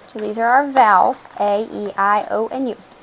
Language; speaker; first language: English; native; English